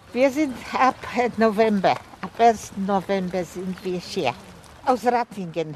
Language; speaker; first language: German; non-native, fluent; Polish